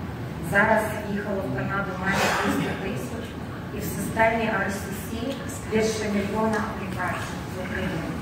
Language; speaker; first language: Ukrainian; native; Ukrainian